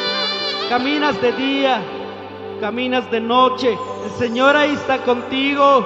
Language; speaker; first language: Spanish; non-native, local second language; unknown